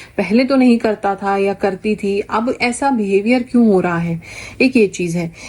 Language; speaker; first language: Hindi; native; Hindi